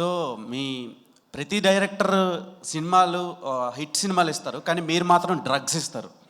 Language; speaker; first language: Telugu; native; Telugu